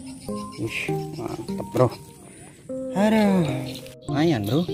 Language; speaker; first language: Indonesian; native; Indonesian